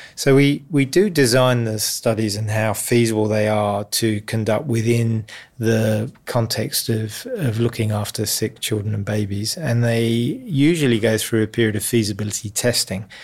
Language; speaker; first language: English; native; English